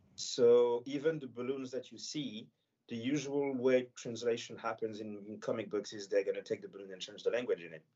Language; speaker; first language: English; non-native, fluent; French